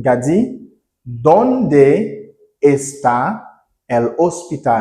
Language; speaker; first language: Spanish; non-native, learner; Haitian Creole